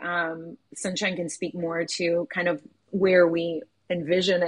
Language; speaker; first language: English; native; English